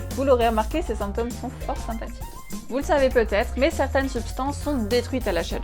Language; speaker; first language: French; native; French